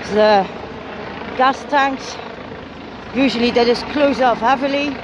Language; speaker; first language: English; non-native, fluent; Dutch